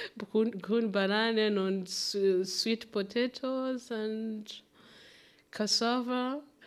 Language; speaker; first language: German; non-native, learner; Kinyarwanda